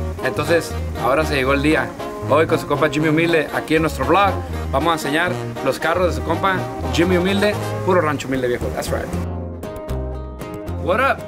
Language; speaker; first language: Spanish; early bilingual, heritage; Spanish